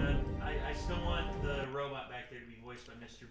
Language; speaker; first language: English; native; English